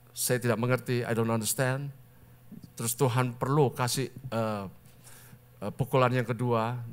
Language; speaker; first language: Indonesian; native; Indonesian